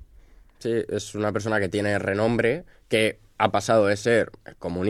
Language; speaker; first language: Spanish; native; Spanish